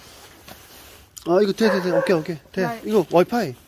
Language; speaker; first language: Korean; native; Korean